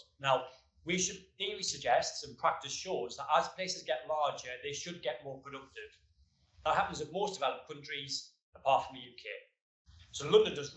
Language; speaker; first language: English; native; English